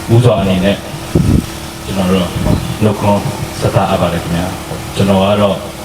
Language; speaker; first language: Burmese; non-native, local second language; Pa'o Karen